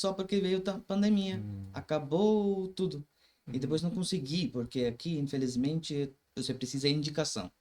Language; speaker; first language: Portuguese; non-native, learner; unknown